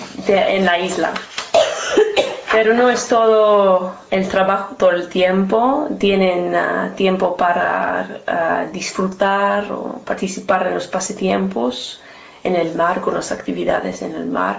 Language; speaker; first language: Spanish; non-native, learner; English